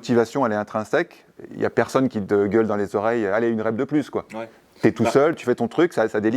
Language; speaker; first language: French; native; French